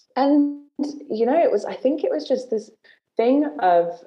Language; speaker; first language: English; native; English